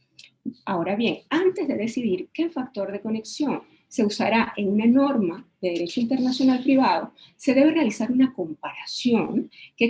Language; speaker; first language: Spanish; native; Spanish